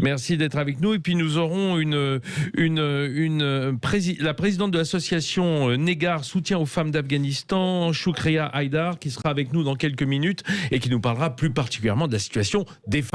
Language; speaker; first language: French; native; French